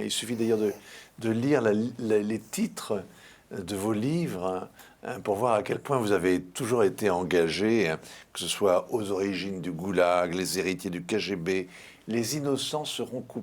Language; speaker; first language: French; native; French